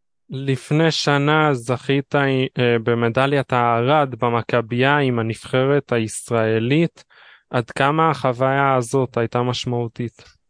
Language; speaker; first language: Hebrew; native; Hebrew